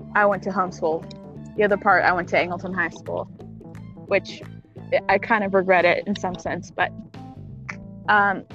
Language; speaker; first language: English; native; English